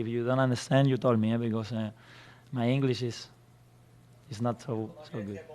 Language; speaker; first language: English; non-native, fluent; Spanish